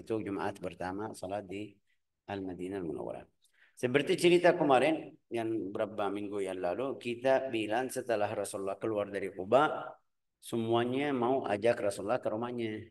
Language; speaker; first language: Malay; non-native, fluent; Arabic